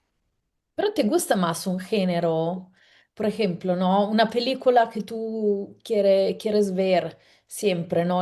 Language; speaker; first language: Spanish; non-native, fluent; Italian